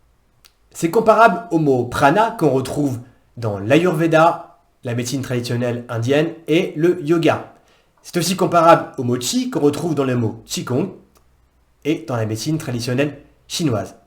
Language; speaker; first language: French; native; French